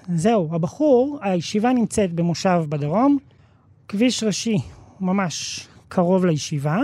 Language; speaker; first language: Hebrew; native; Hebrew